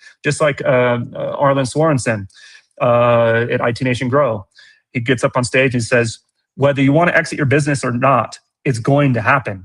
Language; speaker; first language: English; native; English